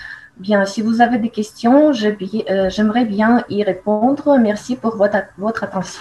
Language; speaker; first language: French; non-native, fluent; Russian